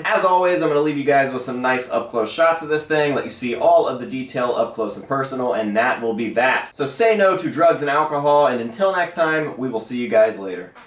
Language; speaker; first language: English; native; English